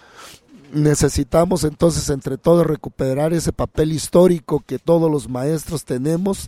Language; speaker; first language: Spanish; native; Spanish